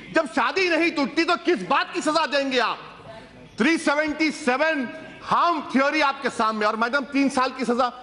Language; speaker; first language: Urdu; native; Urdu